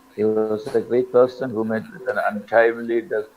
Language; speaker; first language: English; non-native, local second language; Malayalam